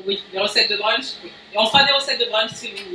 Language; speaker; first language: French; native; French